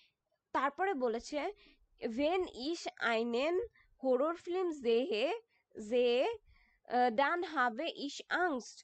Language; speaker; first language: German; non-native, learner; Bangla